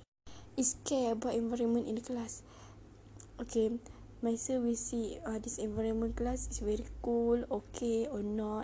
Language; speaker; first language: English; non-native, learner; Malay